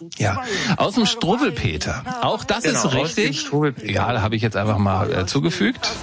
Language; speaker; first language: German; native; German